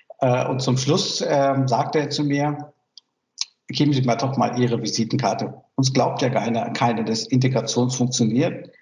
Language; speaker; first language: German; early bilingual, other home language; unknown